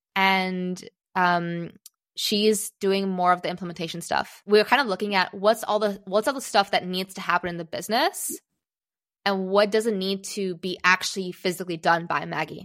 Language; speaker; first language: English; early bilingual, other home language; Czech